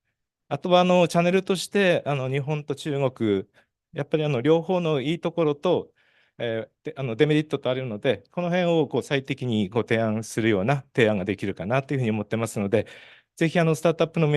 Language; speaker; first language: Japanese; native; Japanese